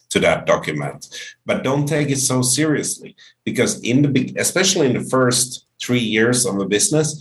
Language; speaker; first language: English; non-native, fluent; Finnish